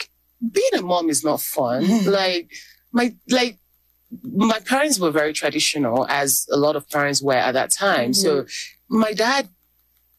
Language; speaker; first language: English; non-native, local second language; Igbo